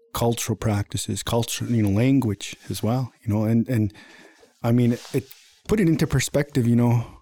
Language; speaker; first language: English; native; English